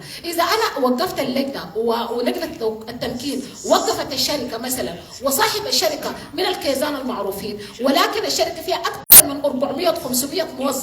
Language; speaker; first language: Arabic; native; Arabic